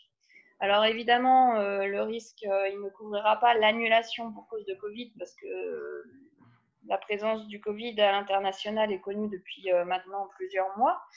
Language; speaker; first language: French; native; French